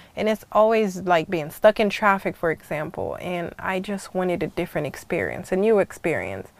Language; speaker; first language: English; early bilingual, other home language; Haitian Creole